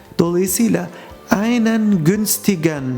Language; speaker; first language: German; non-native, fluent; Turkish